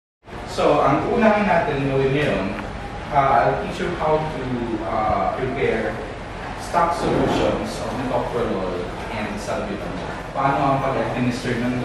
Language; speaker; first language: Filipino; non-native, local second language; Bikol